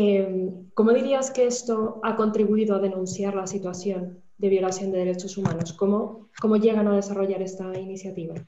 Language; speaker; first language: Spanish; native; Spanish